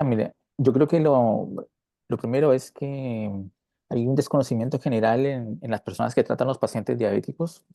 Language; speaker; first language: Spanish; native; Spanish